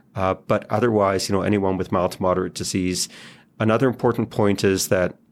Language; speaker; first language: English; non-native, fluent; Hebrew